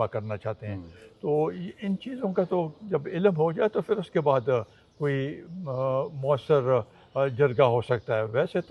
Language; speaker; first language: Urdu; non-native, local second language; Pashto